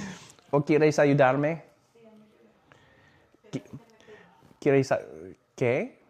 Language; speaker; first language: Spanish; non-native, learner; English